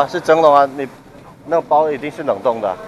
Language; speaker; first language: Chinese; native; Chinese